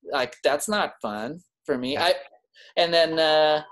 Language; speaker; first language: English; native; English